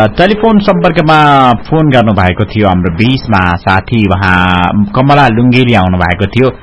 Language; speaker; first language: Nepali; non-native, local second language; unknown